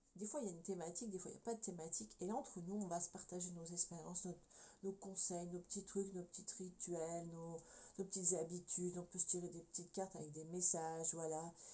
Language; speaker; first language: French; native; French